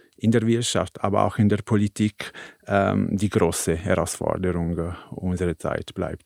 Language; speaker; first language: German; non-native, fluent; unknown